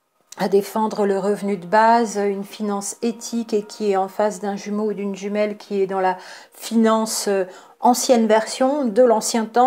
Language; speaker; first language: French; native; French